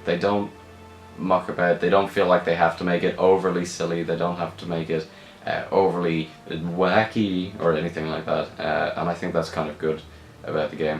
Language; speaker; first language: English; native; English